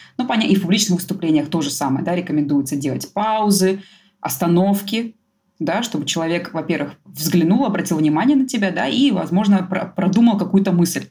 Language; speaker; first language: Russian; native; Russian